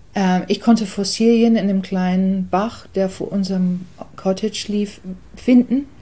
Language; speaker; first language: German; early bilingual, other home language; English